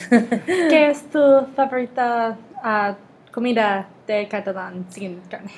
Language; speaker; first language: Spanish; non-native, learner; English